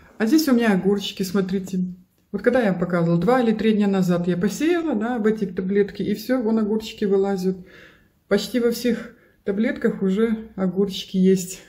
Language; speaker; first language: Russian; native; Russian